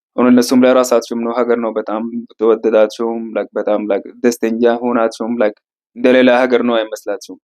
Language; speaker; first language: Amharic; non-native, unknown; Arabic